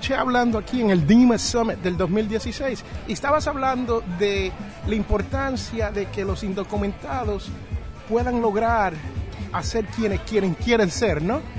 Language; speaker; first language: Spanish; early bilingual, heritage; Spanish